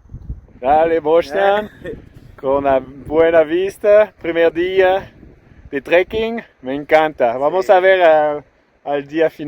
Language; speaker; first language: Spanish; non-native, learner; French